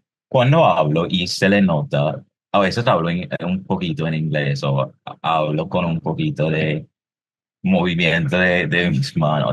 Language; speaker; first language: Spanish; non-native, fluent; English